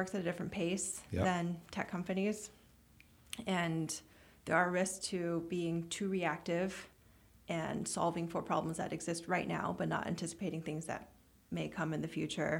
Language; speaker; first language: English; native; English